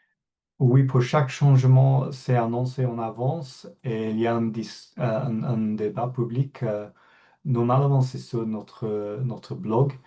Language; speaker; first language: French; non-native, fluent; English